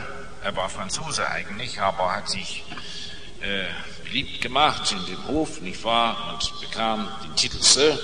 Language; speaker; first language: German; non-native, fluent; English